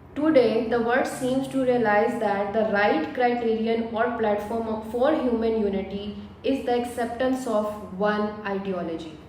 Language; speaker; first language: English; non-native, local second language; Urdu